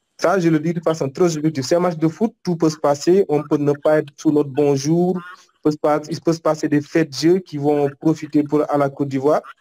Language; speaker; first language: French; non-native, local second language; Wolof